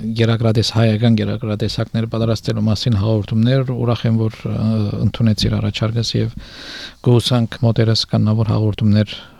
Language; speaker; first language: Armenian; native; Armenian